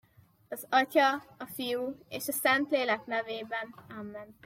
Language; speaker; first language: Hungarian; native; Hungarian